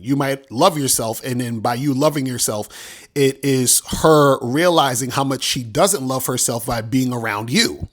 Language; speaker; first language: English; native; English